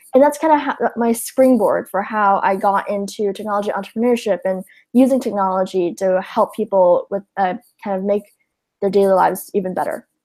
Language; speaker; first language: English; early bilingual, other home language; Cantonese